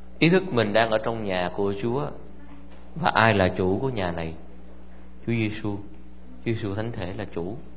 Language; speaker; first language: Vietnamese; early bilingual, heritage; Vietnamese